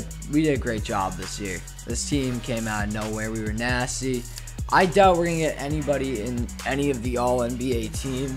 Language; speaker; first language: English; native; English